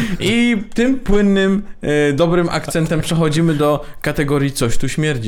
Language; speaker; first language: Polish; native; Polish